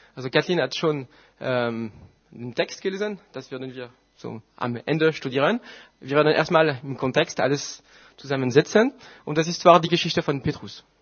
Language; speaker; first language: German; non-native, fluent; French